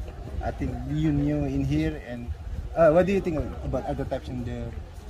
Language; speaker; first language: English; non-native, learner; Indonesian